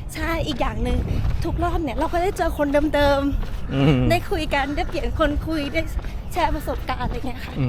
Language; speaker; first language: Thai; early bilingual, other home language; Italian